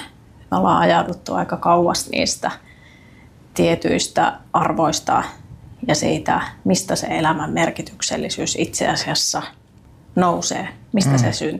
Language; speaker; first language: Finnish; native; Finnish